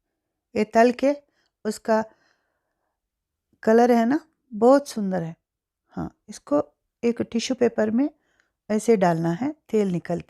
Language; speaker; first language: Hindi; non-native, local second language; Tulu